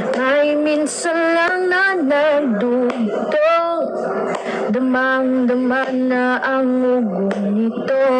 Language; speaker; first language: Filipino; non-native, local second language; Cebuano